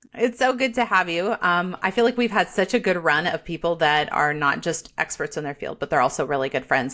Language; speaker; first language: English; native; English